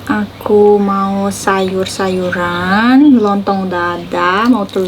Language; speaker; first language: Indonesian; non-native, learner; Uzbek